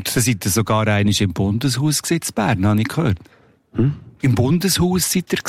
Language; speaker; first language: German; native; German